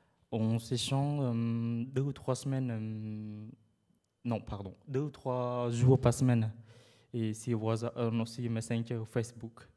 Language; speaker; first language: French; non-native, fluent; Khmer